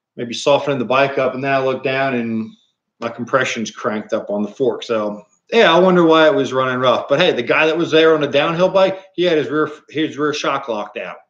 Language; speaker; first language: English; native; English